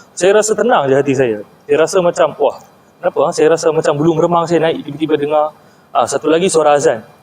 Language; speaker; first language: Malay; native; Malay